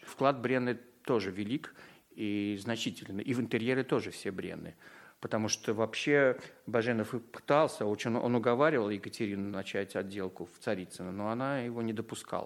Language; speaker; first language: Russian; native; Russian